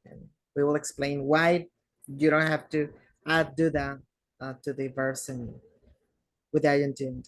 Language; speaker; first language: English; non-native, fluent; Spanish